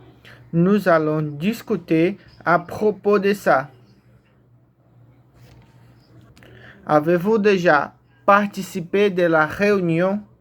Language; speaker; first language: French; non-native, learner; Portuguese